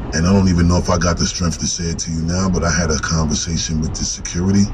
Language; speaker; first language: English; native; English